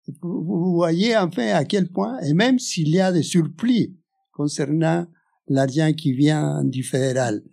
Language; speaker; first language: French; non-native, fluent; Spanish